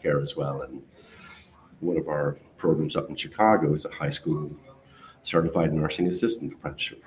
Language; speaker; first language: English; native; English